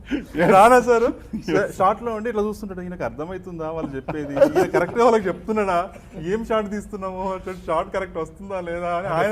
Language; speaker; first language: Telugu; native; Telugu